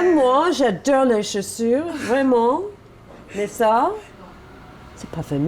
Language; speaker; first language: French; non-native, fluent; English